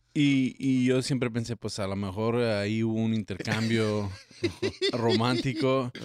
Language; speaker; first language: Spanish; early bilingual, heritage; Spanish